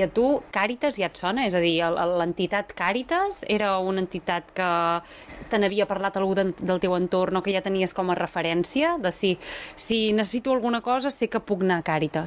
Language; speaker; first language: Catalan; native; Catalan